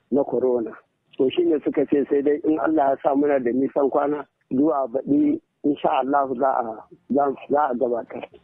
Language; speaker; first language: Hausa; native; Hausa